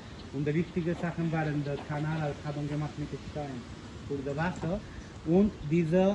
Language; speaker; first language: German; non-native, learner; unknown